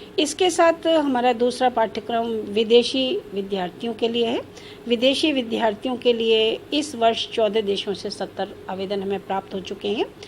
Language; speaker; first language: Hindi; native; Hindi